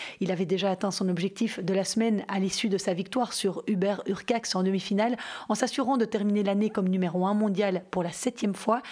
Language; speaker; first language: French; native; French